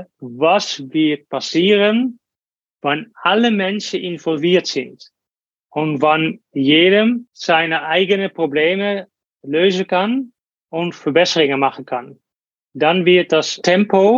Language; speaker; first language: German; non-native, learner; Dutch